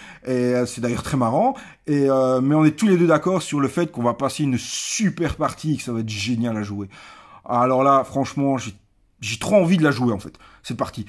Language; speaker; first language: French; native; French